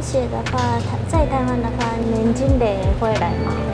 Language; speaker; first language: Chinese; non-native, learner; Japanese